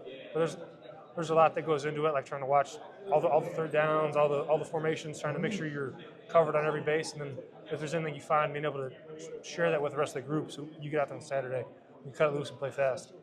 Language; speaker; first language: English; native; English